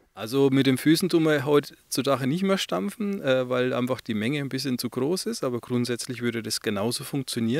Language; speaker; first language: German; native; German